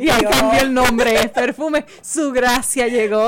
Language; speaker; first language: Spanish; native; Spanish